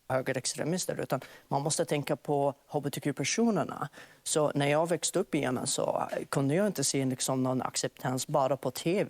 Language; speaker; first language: Swedish; non-native, fluent; Arabic